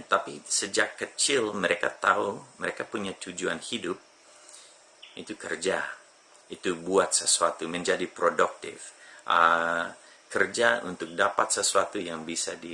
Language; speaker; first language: Indonesian; non-native, fluent; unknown